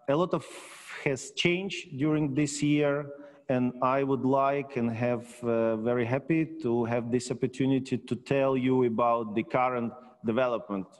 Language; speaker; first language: English; non-native, learner; Ukrainian